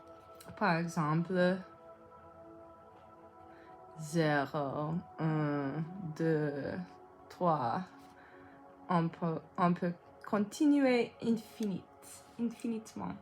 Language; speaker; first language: French; non-native, learner; English